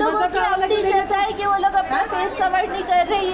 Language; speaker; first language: Hindi; native; Hindi